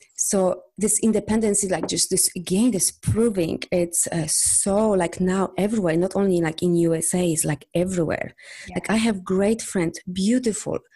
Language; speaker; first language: English; non-native, fluent; Polish